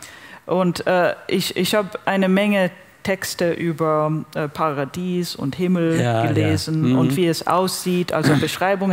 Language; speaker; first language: German; non-native, fluent; English